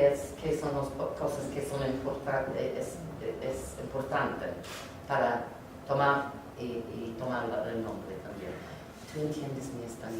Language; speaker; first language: Spanish; non-native, learner; English